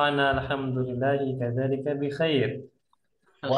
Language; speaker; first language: Arabic; non-native, fluent; Indonesian